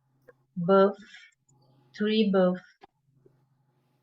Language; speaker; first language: English; non-native, learner; Portuguese